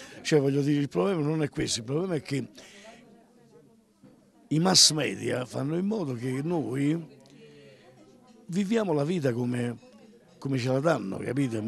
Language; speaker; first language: Italian; native; Italian